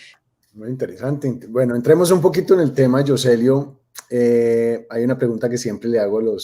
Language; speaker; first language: Spanish; native; Spanish